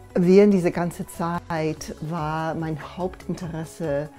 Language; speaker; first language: German; early bilingual, other home language; English